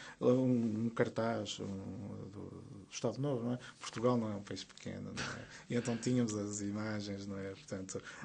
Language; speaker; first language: Portuguese; native; Portuguese